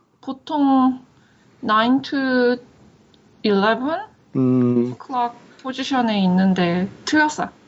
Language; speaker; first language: Korean; early bilingual, heritage; Korean